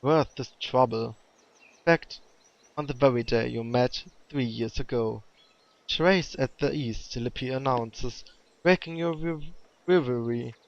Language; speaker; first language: English; non-native, fluent; German